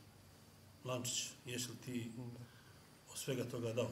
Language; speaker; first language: Bosnian; native; Bosnian